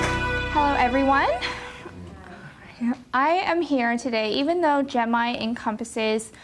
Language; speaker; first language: English; native; English